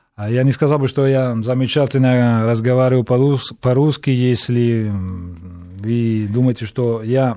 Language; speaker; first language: Russian; non-native, fluent; Italian